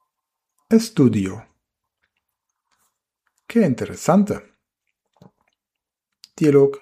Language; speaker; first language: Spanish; non-native, fluent; German